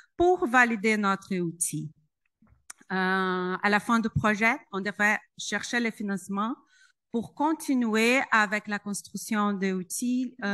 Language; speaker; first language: French; non-native, fluent; Portuguese